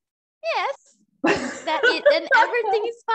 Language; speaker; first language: English; non-native, learner; Portuguese